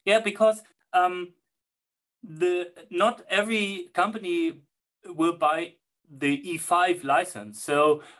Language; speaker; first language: English; non-native, fluent; German